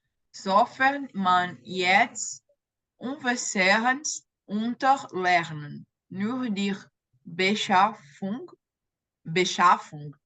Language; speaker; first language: German; non-native, learner; Portuguese